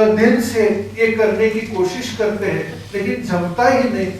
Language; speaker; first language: Hindi; non-native, local second language; Marathi